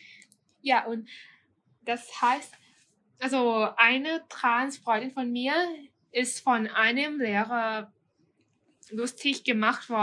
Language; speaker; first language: German; non-native, fluent; Thai